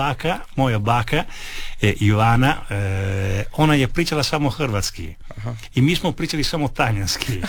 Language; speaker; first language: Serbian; non-native, fluent; Italian